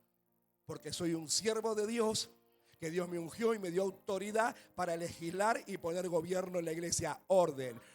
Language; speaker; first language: Spanish; native; Spanish